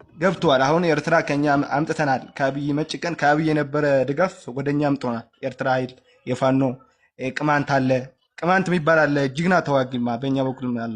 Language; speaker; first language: Amharic; non-native, local second language; Tigrinya